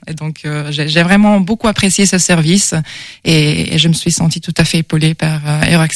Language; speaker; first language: French; non-native, fluent; Italian